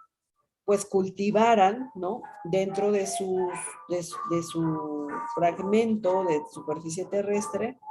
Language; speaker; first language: Spanish; native; Spanish